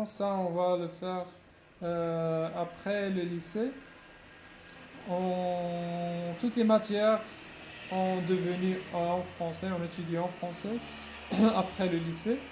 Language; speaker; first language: French; non-native, local second language; Arabic